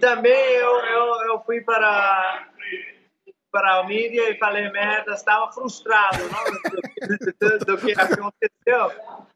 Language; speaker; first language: Portuguese; non-native, learner; English